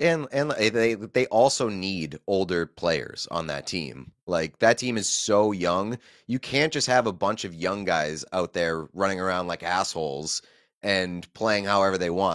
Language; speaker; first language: English; native; English